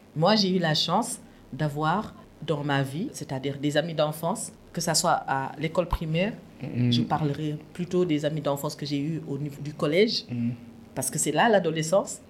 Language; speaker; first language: French; non-native, local second language; Wolof